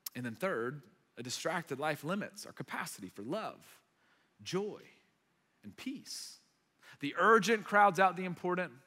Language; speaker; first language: English; early bilingual, other home language; Arabic